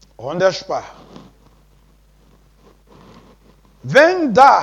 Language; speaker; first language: German; non-native, learner; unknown